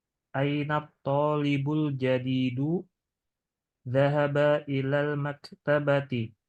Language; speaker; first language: Arabic; non-native, learner; Indonesian